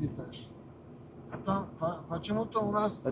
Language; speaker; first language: Russian; non-native, local second language; Uzbek